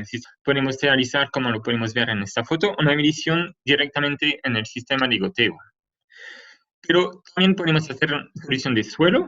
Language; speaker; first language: Spanish; non-native, fluent; French